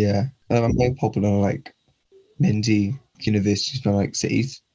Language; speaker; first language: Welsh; non-native, local second language; English